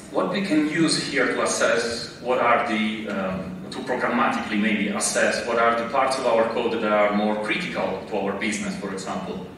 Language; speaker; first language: English; non-native, fluent; Italian